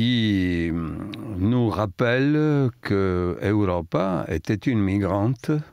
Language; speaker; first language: French; non-native, fluent; Italian